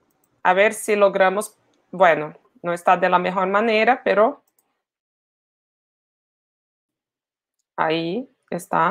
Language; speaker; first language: Spanish; non-native, fluent; Portuguese